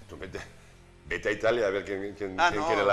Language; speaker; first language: Spanish; native; Spanish